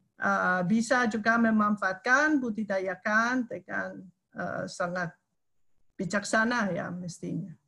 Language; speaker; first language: Indonesian; non-native, fluent; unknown